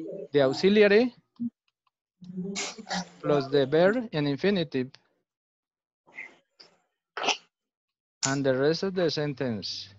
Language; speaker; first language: English; non-native, fluent; Spanish